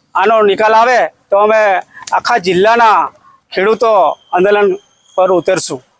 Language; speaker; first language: Gujarati; non-native, local second language; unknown